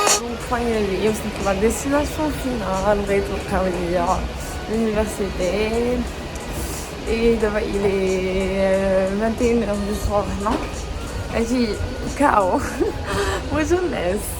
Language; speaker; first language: French; non-native, local second language; Arabic